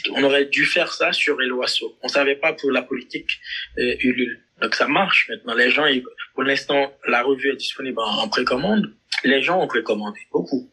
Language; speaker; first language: French; non-native, local second language; Haitian Creole